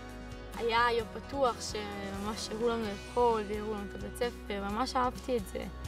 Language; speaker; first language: Hebrew; early bilingual, other home language; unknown